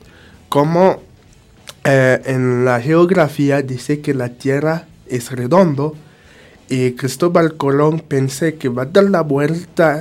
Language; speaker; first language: Spanish; non-native, fluent; Haitian Creole